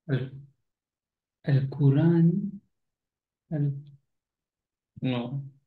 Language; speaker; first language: Arabic; non-native, learner; French